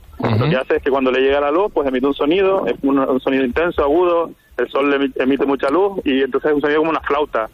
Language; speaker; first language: Spanish; non-native, local second language; Catalan